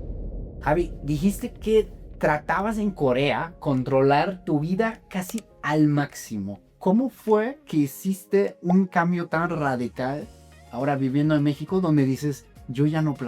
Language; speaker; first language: Spanish; non-native, fluent; German